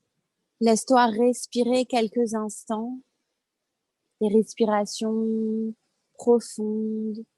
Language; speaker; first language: French; native; French